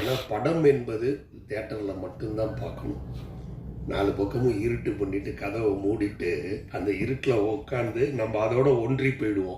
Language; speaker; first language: Tamil; native; Tamil